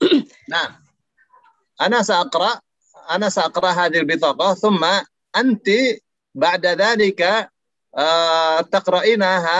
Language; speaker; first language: Arabic; non-native, fluent; Indonesian